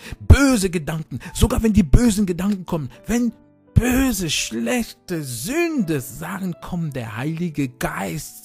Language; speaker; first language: German; non-native, fluent; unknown